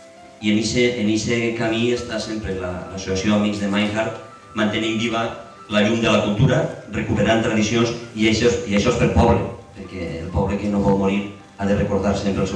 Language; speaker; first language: Catalan; native; Catalan